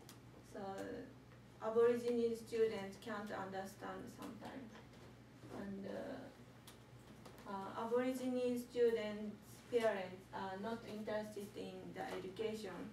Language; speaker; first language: English; non-native, learner; Japanese